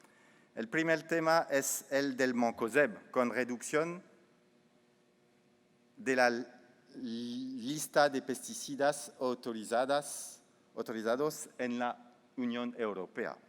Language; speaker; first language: Spanish; non-native, fluent; French